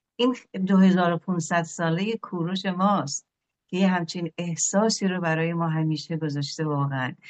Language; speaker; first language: Persian; native; Persian